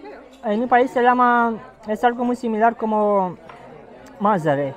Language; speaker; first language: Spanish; non-native, learner; Romanian